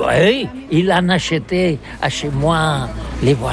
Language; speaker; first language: French; non-native, learner; Catalan